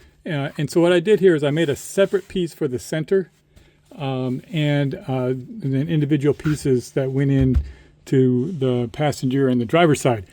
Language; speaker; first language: English; native; English